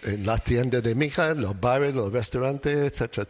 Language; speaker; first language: Spanish; non-native, fluent; English